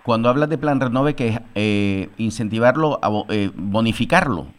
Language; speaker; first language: Spanish; native; Spanish